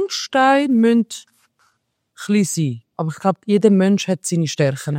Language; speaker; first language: German; early bilingual, other home language; Albanian